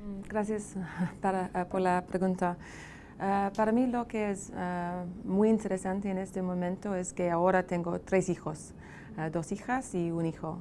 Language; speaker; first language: Spanish; non-native, fluent; English